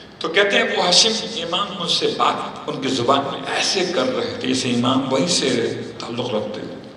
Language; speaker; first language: Urdu; native; Urdu